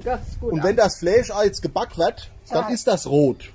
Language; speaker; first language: German; native; German